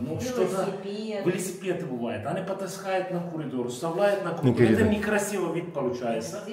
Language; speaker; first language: Russian; non-native, learner; Turkish